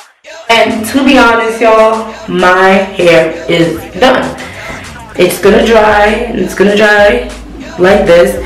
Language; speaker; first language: English; native; English